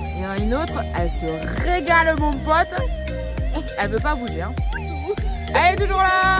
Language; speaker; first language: French; native; French